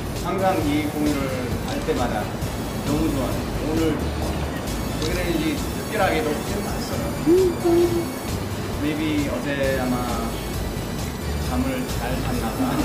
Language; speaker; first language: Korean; early bilingual, heritage; English